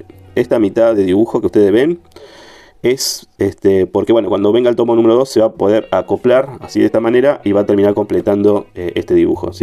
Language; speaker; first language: Spanish; native; Spanish